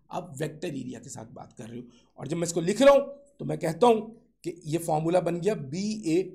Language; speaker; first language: Urdu; non-native, local second language; Sindhi